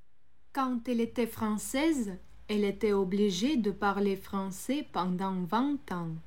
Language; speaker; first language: French; non-native, fluent; Russian